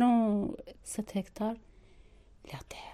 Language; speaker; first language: French; non-native, learner; Albanian